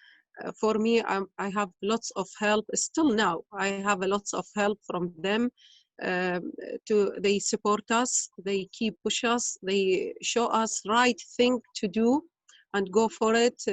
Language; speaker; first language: English; non-native, learner; Arabic